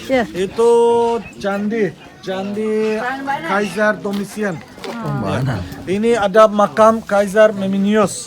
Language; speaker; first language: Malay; non-native, fluent; Turkish